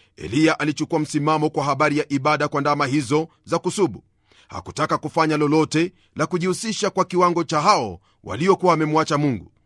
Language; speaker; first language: Swahili; non-native, local second language; Luyia